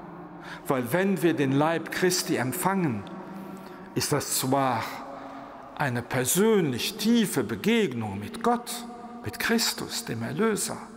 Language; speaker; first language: German; non-native, local second language; Luxembourgish